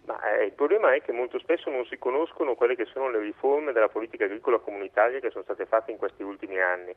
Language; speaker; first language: Italian; native; Italian